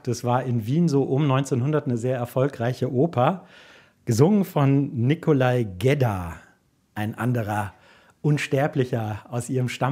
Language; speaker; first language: German; native; German